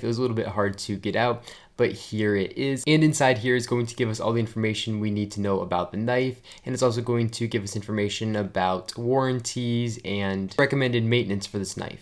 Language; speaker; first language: English; native; English